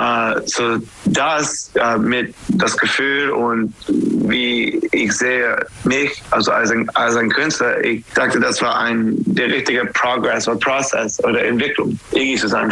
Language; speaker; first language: German; non-native, learner; English